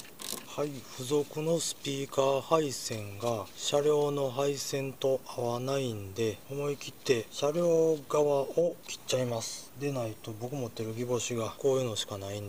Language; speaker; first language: Japanese; native; Japanese